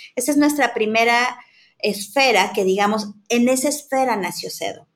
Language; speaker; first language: Spanish; native; Spanish